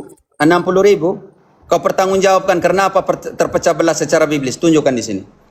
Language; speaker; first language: Indonesian; native; Indonesian